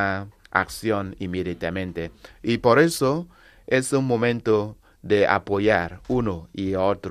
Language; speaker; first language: Spanish; non-native, learner; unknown